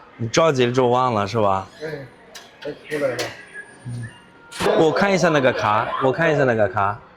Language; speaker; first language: Chinese; non-native, fluent; Azerbaijani